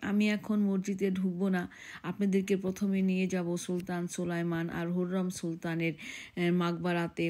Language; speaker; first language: Bangla; early bilingual, heritage; Bangla